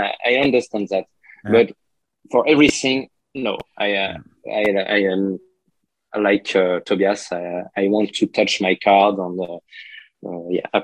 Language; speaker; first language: English; non-native, learner; French